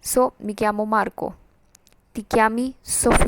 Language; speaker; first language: Italian; non-native, fluent; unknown